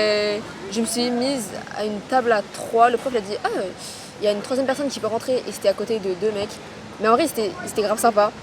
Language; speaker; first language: French; native; French